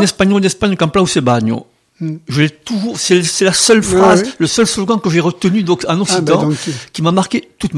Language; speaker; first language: French; native; French